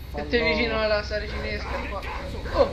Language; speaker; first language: Italian; native; Italian